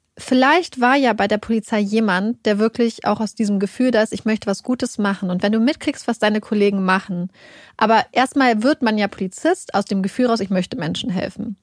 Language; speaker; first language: German; native; German